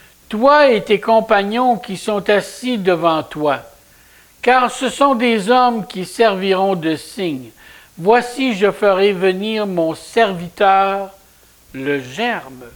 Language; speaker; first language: French; native; French